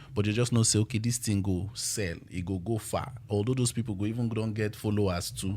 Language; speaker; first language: Nigerian Pidgin; native; Nigerian Pidgin